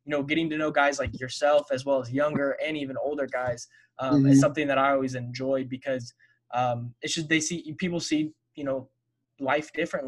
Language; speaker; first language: English; native; English